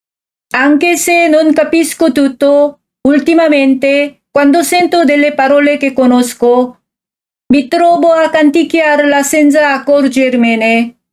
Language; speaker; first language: Italian; non-native, fluent; Korean